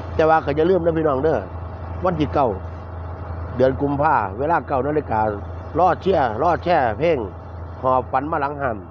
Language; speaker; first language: Thai; native; Thai